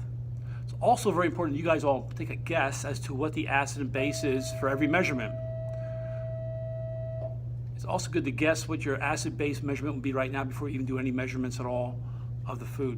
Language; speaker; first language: English; native; English